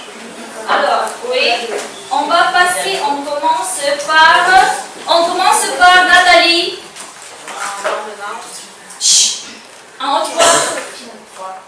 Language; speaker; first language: French; non-native, fluent; Ukrainian